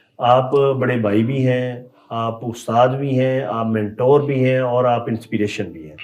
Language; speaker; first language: Urdu; non-native, local second language; Punjabi